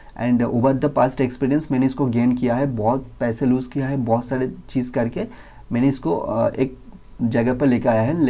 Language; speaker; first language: Hindi; non-native, local second language; Bangla